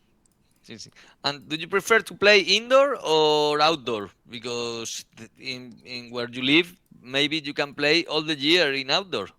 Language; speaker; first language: English; non-native, learner; Spanish